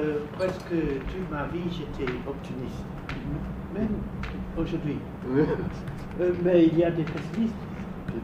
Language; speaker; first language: French; non-native, fluent; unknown